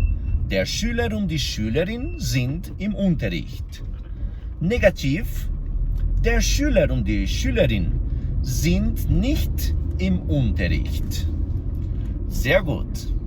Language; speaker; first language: German; non-native, fluent; Portuguese